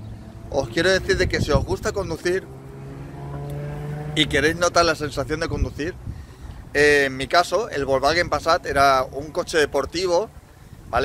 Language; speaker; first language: Spanish; native; Spanish